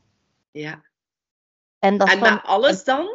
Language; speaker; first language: Dutch; native; Dutch